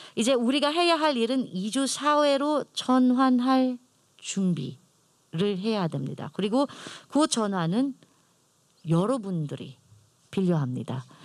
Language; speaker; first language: Korean; non-native, fluent; Filipino